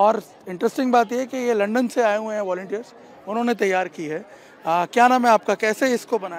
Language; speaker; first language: Hindi; native; Hindi